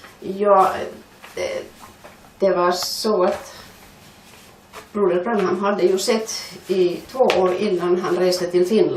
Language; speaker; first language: Swedish; non-native, fluent; Finnish